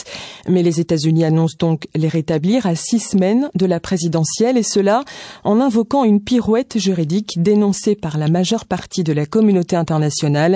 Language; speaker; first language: French; native; French